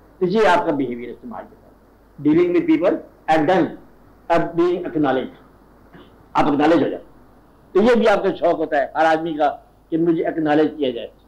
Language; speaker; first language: Urdu; non-native, local second language; Punjabi